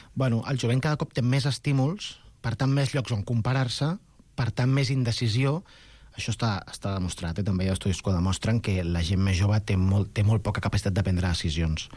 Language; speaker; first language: Catalan; non-native, local second language; Spanish